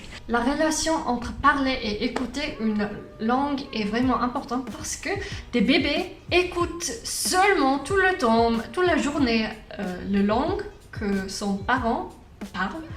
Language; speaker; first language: French; non-native, learner; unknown